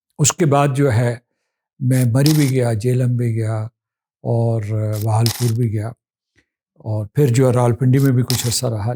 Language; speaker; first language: Urdu; non-native, local second language; Pahari-Potwari